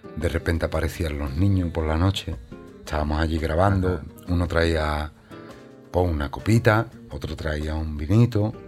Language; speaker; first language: Spanish; native; Spanish